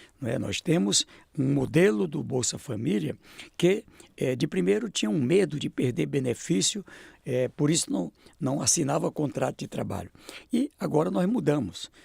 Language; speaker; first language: Portuguese; native; Portuguese